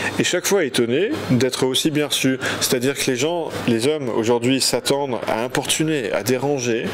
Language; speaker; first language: French; native; French